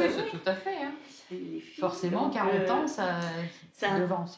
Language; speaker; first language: French; native; French